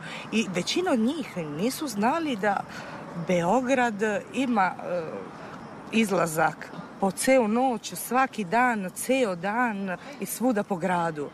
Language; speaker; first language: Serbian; non-native, fluent; Italian